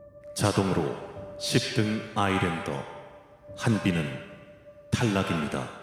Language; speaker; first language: Korean; native; Korean